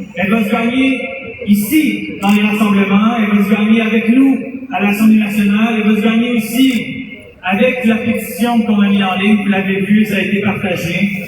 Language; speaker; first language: French; native; French